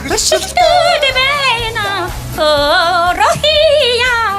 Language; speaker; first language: Mongolian; native; Mongolian